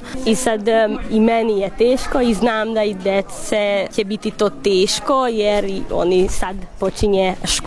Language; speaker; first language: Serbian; non-native, local second language; Hungarian